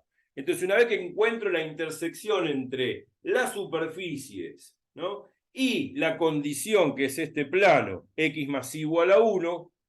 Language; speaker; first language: Spanish; native; Spanish